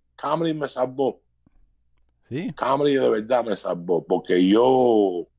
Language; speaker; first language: Spanish; early bilingual, heritage; Spanish